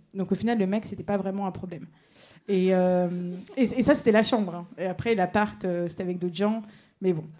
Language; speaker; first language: French; native; French